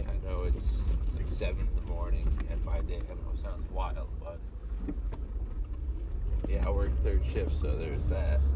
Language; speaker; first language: English; native; English